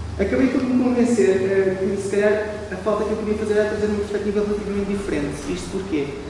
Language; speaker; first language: Portuguese; non-native, local second language; Kabuverdianu